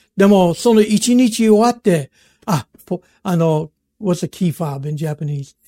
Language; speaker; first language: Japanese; non-native, fluent; English